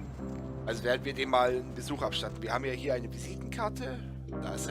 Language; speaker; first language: German; native; German